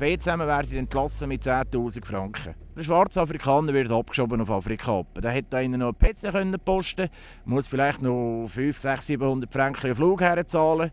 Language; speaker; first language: German; native; German